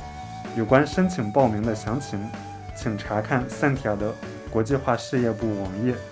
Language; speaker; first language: Chinese; native; Chinese